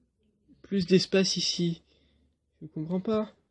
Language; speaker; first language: French; native; French